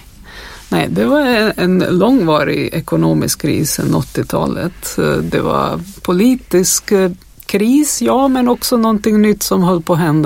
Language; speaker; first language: Swedish; non-native, fluent; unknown